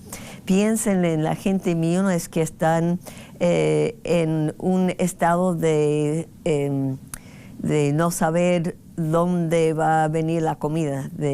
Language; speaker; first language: Spanish; non-native, fluent; English